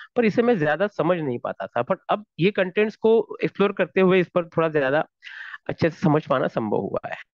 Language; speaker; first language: Hindi; non-native, local second language; Marathi